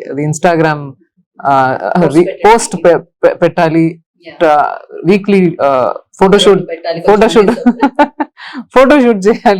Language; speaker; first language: Telugu; non-native, local second language; Tamil